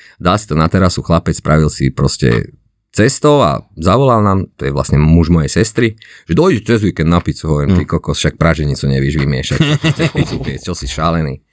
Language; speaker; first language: Slovak; non-native, local second language; Hungarian